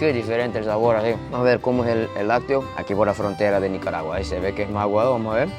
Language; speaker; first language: Spanish; non-native, fluent; Japanese